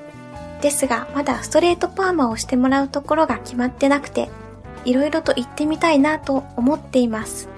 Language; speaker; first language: Japanese; native; Japanese